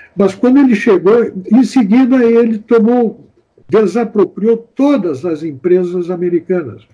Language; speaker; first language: Portuguese; native; Portuguese